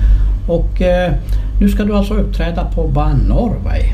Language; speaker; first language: Swedish; native; Swedish